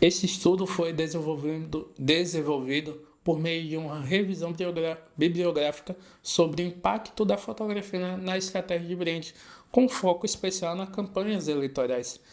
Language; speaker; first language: Portuguese; native; Portuguese